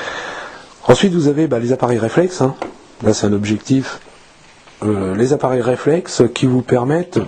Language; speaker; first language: French; native; French